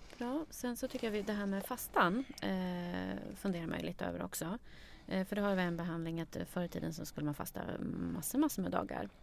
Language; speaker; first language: Swedish; native; Swedish